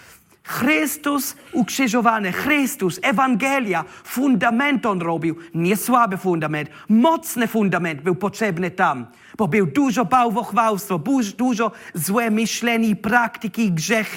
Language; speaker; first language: Polish; non-native, learner; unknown